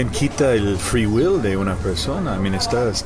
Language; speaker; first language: Spanish; non-native, learner; English